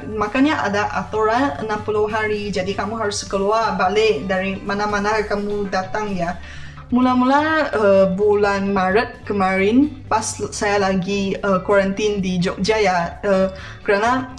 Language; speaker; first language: Indonesian; non-native, fluent; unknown